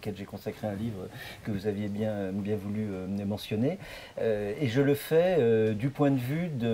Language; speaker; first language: French; native; French